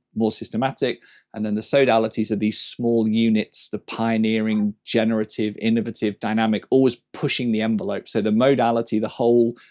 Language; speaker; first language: English; native; English